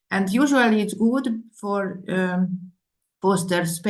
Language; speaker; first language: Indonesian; non-native, fluent; Hungarian